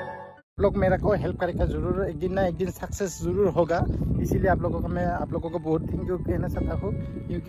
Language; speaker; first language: Hindi; non-native, learner; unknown